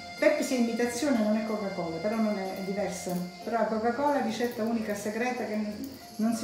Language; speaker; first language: Italian; native; Italian